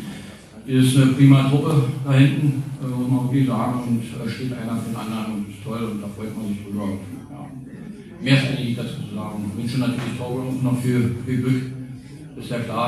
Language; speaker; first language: German; native; German